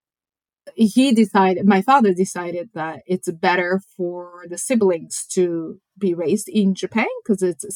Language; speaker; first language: English; non-native, fluent; Japanese